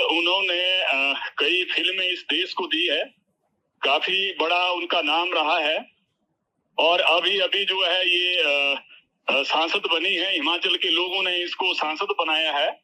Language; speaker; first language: Hindi; native; Hindi